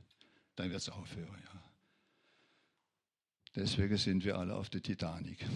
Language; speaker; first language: German; non-native, fluent; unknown